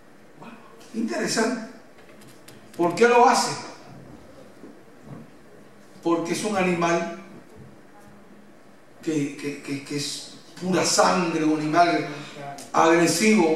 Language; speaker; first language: Spanish; native; Spanish